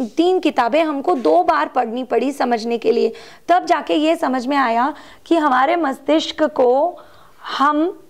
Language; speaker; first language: Hindi; non-native, local second language; Marathi